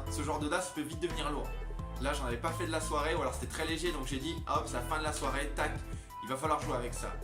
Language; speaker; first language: French; native; French